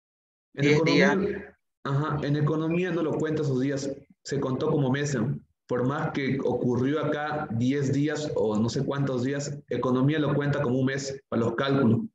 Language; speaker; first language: Spanish; native; Spanish